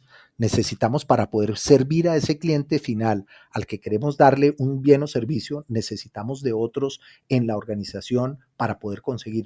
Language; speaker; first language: Spanish; native; Spanish